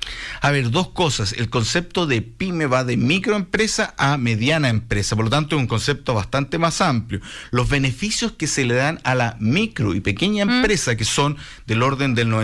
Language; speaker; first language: Spanish; native; Spanish